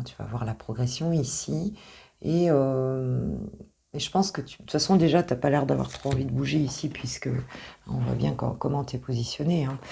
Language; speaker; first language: French; native; French